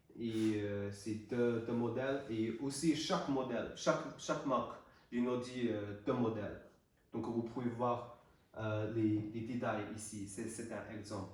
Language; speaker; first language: French; non-native, learner; Chinese